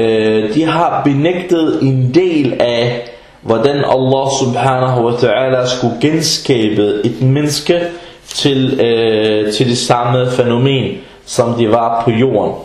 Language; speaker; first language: Danish; early bilingual, other home language; Arabic